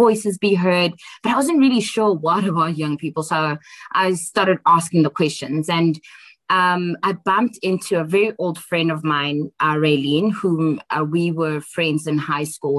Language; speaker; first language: English; non-native, local second language; Xhosa